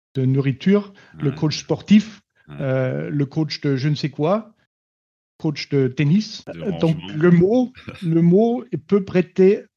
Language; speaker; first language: French; non-native, fluent; German